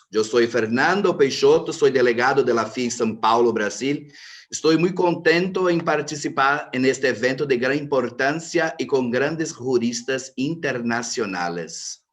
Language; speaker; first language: Spanish; non-native, fluent; Portuguese